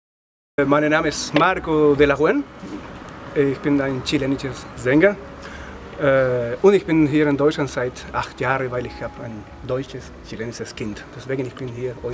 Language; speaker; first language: German; non-native, learner; Spanish